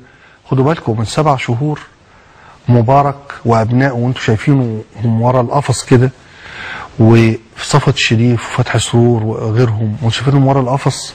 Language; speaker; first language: Arabic; native; Arabic